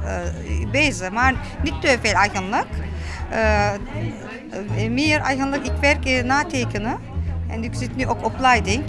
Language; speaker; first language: Dutch; non-native, learner; Turkish